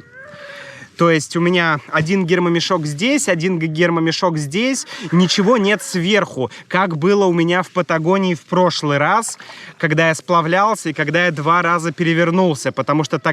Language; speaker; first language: Russian; native; Russian